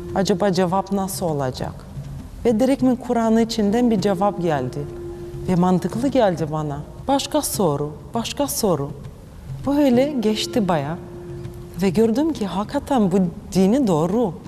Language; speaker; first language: Turkish; non-native, fluent; Ukrainian